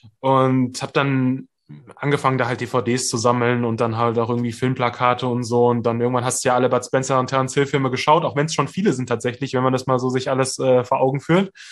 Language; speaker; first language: German; native; German